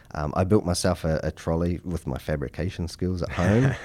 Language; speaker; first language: English; native; English